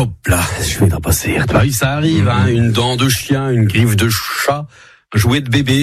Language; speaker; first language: French; native; French